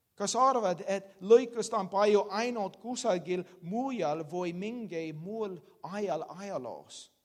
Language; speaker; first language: Estonian; non-native, learner; English